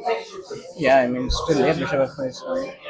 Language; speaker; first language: English; non-native, fluent; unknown